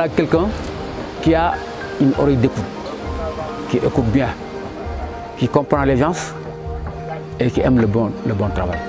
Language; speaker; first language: French; non-native, local second language; Wolof